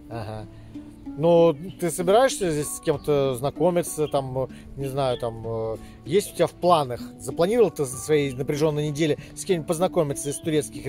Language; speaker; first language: Russian; native; Russian